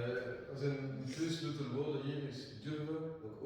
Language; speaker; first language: Dutch; non-native, local second language; French